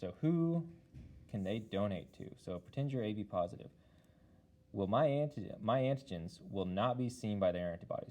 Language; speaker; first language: English; native; English